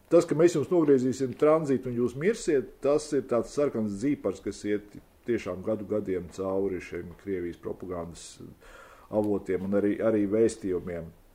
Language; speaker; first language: Latvian; native; Latvian